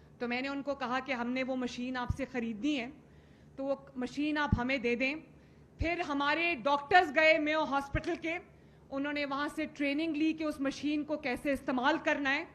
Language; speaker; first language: Urdu; native; Urdu